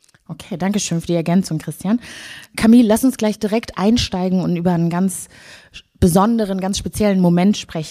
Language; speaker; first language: German; native; German